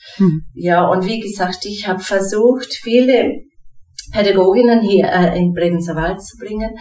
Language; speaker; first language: German; non-native, fluent; English